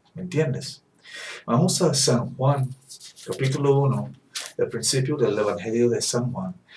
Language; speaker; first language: Spanish; non-native, learner; English